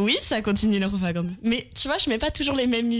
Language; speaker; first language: French; native; French